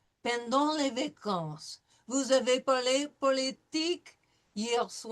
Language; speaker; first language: French; non-native, fluent; English